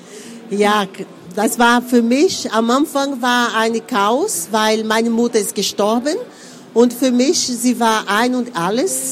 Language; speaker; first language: German; non-native, fluent; Portuguese